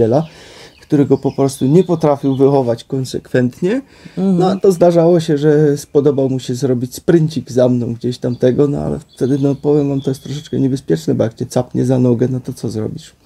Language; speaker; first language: Polish; native; Polish